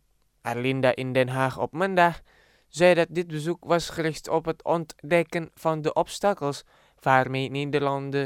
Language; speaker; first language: Dutch; non-native, fluent; Indonesian